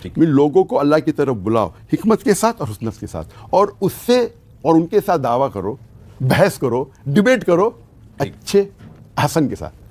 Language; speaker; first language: Urdu; non-native, local second language; Konkani